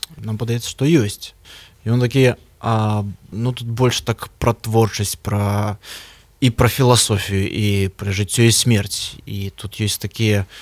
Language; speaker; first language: Belarusian; non-native, local second language; Russian